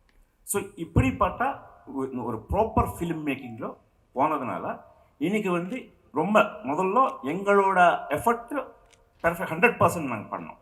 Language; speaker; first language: Tamil; non-native, local second language; Telugu